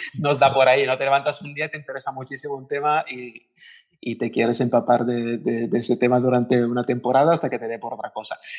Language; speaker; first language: Spanish; non-native, fluent; Italian